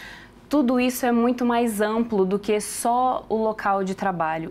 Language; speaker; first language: Portuguese; native; Portuguese